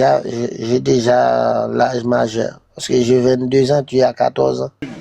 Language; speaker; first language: French; non-native, learner; Spanish